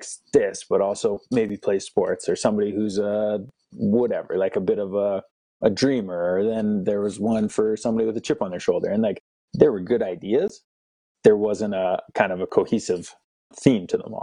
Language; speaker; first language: English; native; English